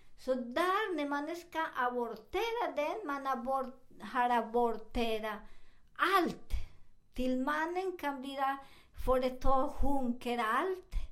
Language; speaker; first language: Swedish; non-native, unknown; Spanish